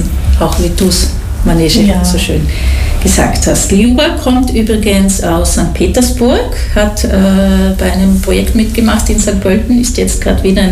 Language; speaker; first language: German; native; German